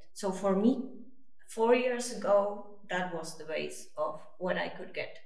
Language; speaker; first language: English; non-native, fluent; Spanish